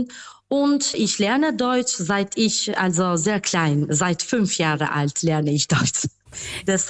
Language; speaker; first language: German; non-native, fluent; Albanian